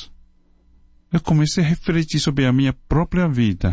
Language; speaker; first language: Portuguese; non-native, fluent; Chinese